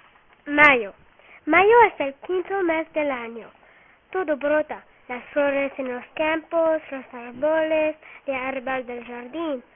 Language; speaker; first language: Spanish; non-native, learner; French